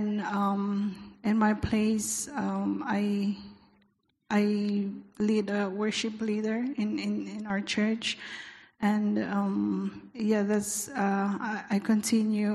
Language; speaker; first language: English; non-native, local second language; Iloko